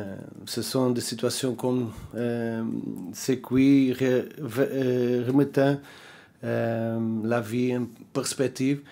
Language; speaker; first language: French; non-native, learner; Portuguese